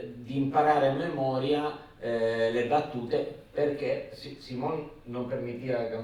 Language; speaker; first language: Italian; native; Italian